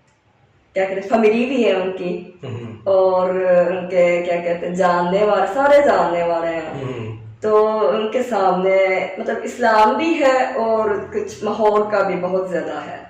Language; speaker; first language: Hindi; non-native, fluent; Japanese